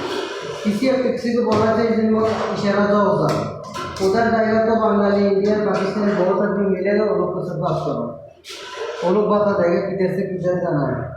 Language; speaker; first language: Hindi; non-native, learner; Bangla